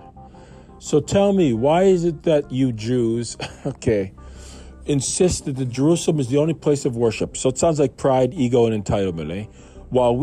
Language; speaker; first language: English; native; English